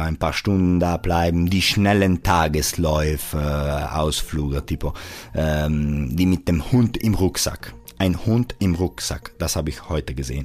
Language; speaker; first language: German; non-native, local second language; Italian